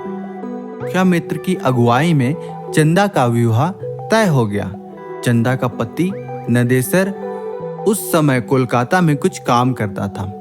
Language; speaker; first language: Hindi; native; Hindi